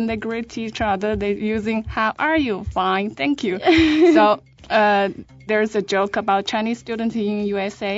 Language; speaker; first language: English; non-native, fluent; Chinese